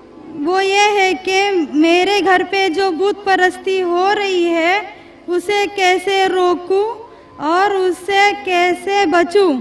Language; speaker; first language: Hindi; non-native, local second language; Marathi